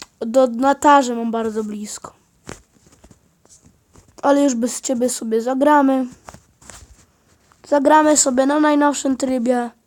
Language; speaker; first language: Polish; native; Polish